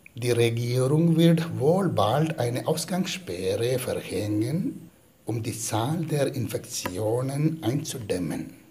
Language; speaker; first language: German; non-native, fluent; Malayalam